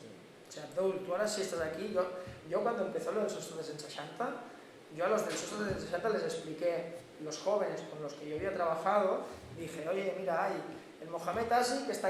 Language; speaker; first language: Spanish; native; Spanish